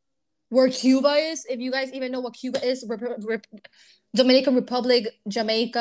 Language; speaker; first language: English; non-native, fluent; Spanish